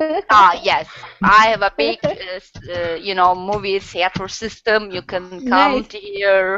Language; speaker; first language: English; non-native, learner; Turkish